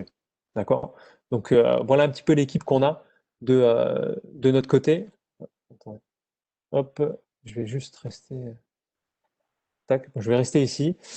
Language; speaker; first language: French; native; French